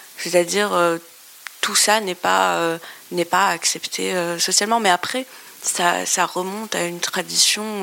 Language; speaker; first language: French; non-native, local second language; Arabic